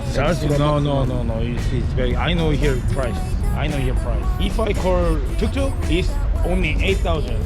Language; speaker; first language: English; non-native, learner; Korean